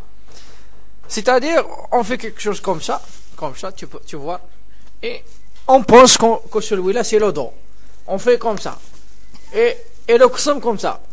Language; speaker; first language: French; non-native, local second language; Arabic